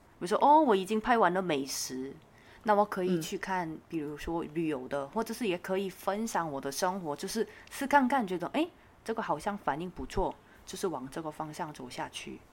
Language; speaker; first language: Chinese; non-native, fluent; Korean